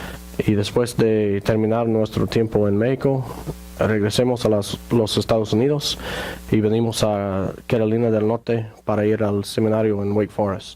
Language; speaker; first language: Spanish; non-native, fluent; English